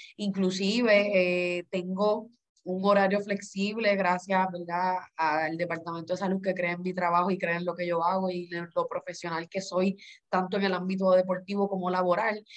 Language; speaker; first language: Spanish; native; Spanish